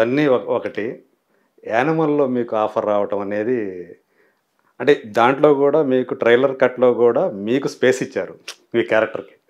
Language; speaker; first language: Telugu; native; Telugu